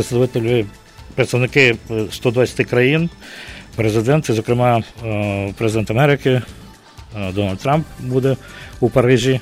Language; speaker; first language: Ukrainian; native; Ukrainian